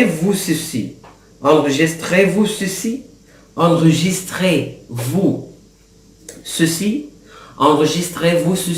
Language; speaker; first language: French; non-native, fluent; Arabic